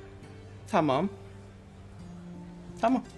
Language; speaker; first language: Turkish; native; Turkish